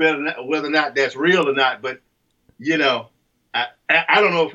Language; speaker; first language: English; native; English